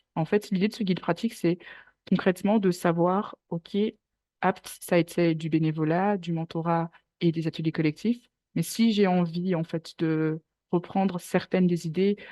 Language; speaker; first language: French; native; French